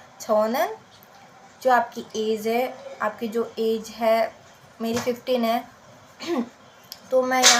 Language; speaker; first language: Hindi; native; Hindi